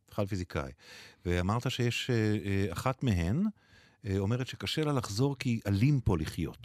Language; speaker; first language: Hebrew; native; Hebrew